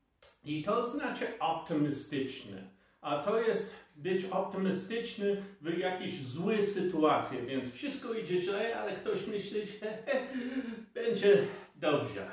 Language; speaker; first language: Polish; non-native, fluent; English